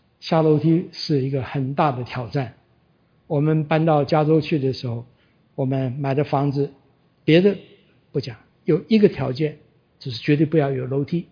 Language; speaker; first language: Chinese; native; Chinese